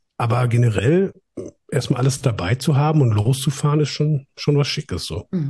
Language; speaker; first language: German; native; German